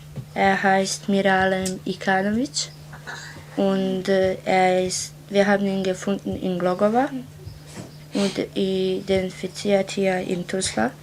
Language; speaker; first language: German; non-native, learner; Bosnian